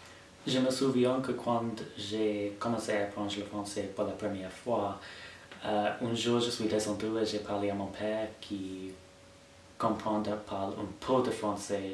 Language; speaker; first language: French; non-native, fluent; English